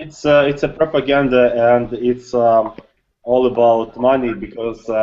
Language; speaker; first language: English; non-native, learner; Russian